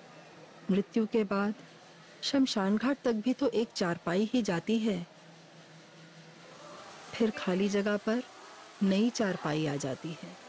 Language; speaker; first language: Hindi; native; Hindi